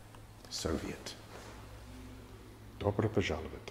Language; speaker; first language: Russian; non-native, learner; English